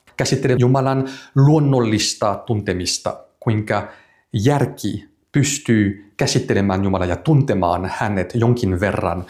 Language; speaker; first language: Finnish; non-native, fluent; French